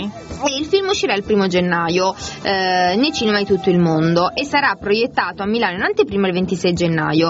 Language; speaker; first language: Italian; native; Italian